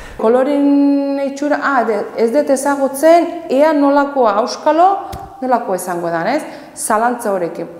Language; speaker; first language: Basque; non-native, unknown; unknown